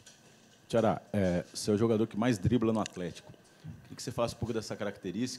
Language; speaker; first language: Portuguese; native; Portuguese